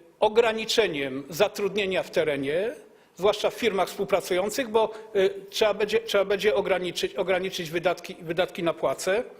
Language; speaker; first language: Polish; native; Polish